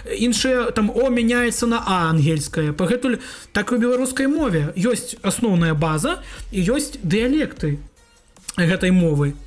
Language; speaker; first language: Belarusian; non-native, local second language; Russian